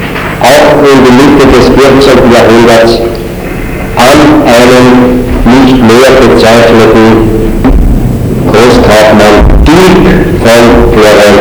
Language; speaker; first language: German; native; German